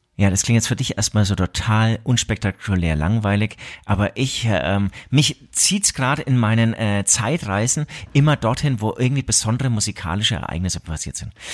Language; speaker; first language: German; native; German